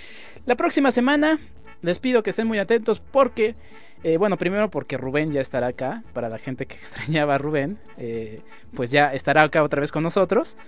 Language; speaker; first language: Spanish; native; Spanish